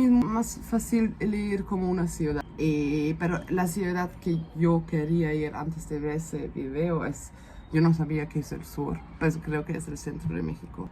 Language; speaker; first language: Spanish; non-native, fluent; German